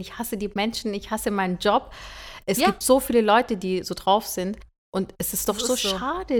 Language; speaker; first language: German; early bilingual, other home language; Turkish